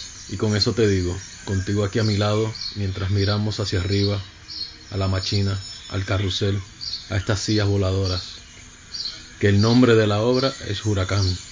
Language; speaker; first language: Spanish; native; Spanish